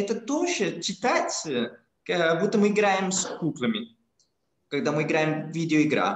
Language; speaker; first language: Russian; non-native, learner; Spanish